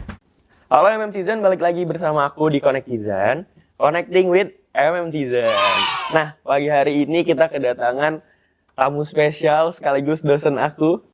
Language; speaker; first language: Indonesian; native; Indonesian